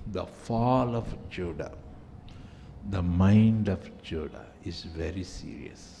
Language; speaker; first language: English; non-native, local second language; Telugu